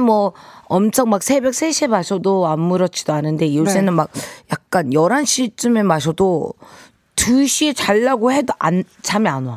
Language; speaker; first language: Korean; early bilingual, heritage; Korean